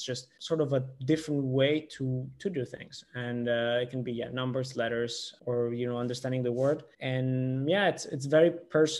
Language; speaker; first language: English; non-native, fluent; Italian